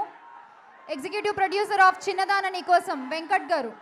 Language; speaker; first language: Telugu; native; Telugu